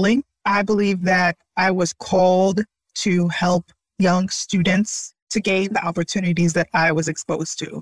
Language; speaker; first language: English; early bilingual, other home language; Haitian Creole